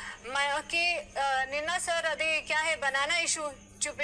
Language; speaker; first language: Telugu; non-native, learner; Hindi